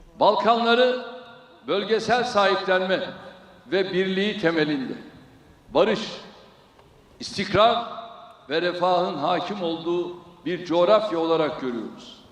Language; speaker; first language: Turkish; native; Turkish